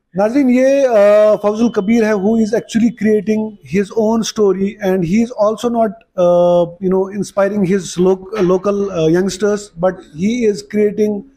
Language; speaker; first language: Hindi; non-native, local second language; Kashmiri